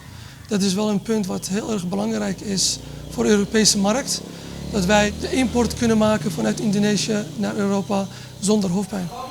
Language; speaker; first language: Dutch; early bilingual, other home language; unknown